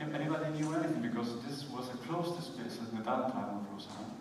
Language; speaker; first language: English; non-native, fluent; Spanish